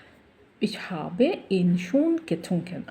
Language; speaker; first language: German; non-native, learner; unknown